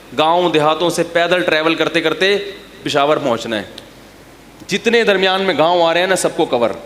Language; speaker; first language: Urdu; native; Urdu